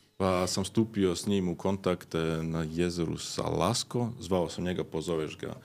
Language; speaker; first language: Serbian; early bilingual, heritage; Serbian